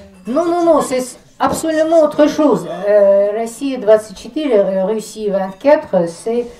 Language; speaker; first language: French; non-native, fluent; Polish